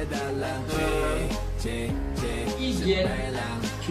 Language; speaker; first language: Chinese; non-native, learner; Malay